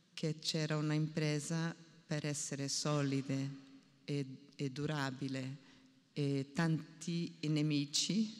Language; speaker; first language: Italian; non-native, fluent; Portuguese